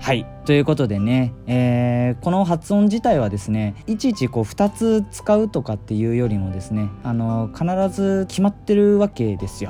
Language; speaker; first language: Japanese; native; Japanese